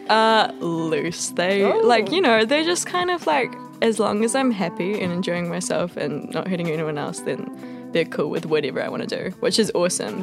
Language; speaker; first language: English; native; English